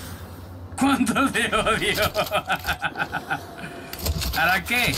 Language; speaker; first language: Spanish; native; Spanish